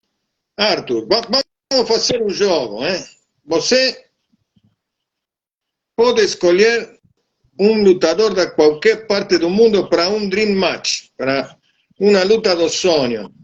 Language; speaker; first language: Portuguese; non-native, learner; Spanish